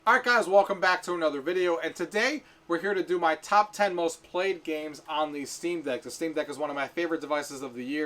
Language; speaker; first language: English; native; English